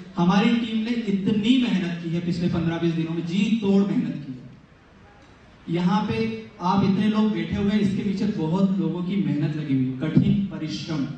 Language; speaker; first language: Hindi; native; Hindi